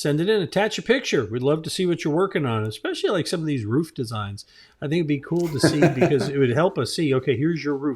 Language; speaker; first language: English; native; English